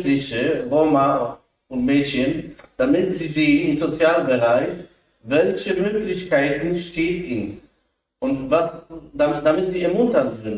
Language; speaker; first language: German; non-native, fluent; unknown